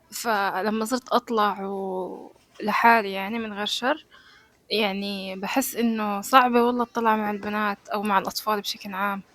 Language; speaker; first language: Arabic; native; Arabic